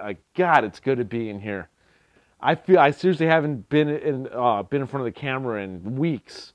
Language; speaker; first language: English; native; English